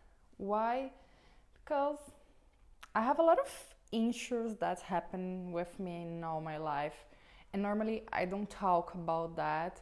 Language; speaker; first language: English; non-native, learner; Portuguese